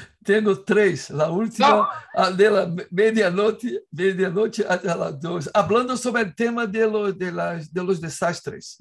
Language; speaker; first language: Spanish; non-native, fluent; Portuguese